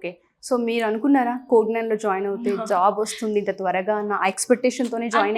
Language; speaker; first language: Telugu; native; Telugu